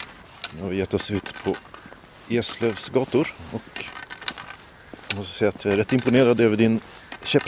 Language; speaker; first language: Swedish; native; Swedish